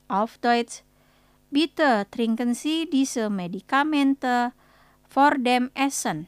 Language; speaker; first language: German; non-native, fluent; Indonesian